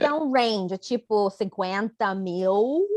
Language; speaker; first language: Portuguese; non-native, fluent; English